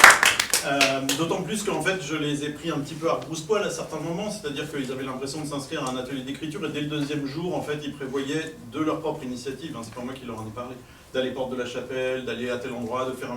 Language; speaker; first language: French; native; French